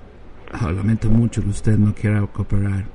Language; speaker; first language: Spanish; non-native, learner; French